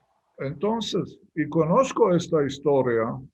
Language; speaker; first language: Spanish; non-native, fluent; Hebrew